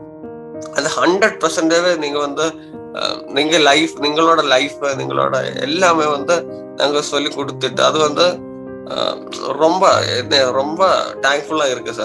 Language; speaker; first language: Tamil; non-native, learner; Malayalam